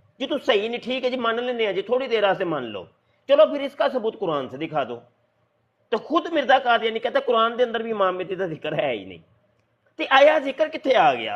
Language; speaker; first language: Urdu; non-native, local second language; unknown